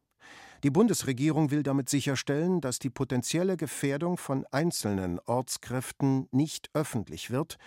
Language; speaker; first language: German; native; German